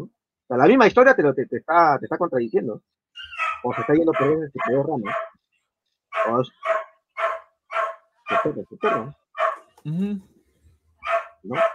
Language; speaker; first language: Spanish; native; Spanish